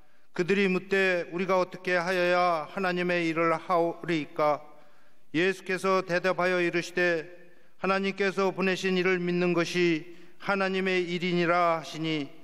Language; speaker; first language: Korean; native; Korean